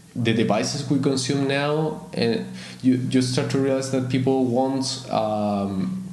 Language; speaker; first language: English; non-native, fluent; Spanish